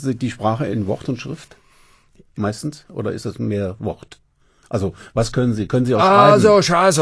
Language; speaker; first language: German; native; German